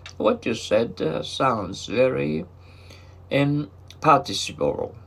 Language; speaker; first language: English; non-native, learner; Japanese